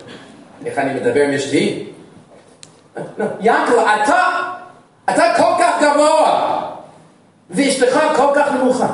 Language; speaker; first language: Hebrew; non-native, fluent; English